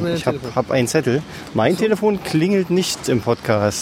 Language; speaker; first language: German; native; German